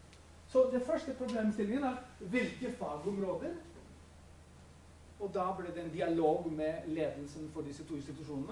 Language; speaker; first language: Norwegian; non-native, fluent; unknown